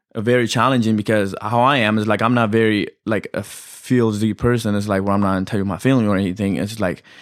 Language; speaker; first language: English; early bilingual, other home language; Amharic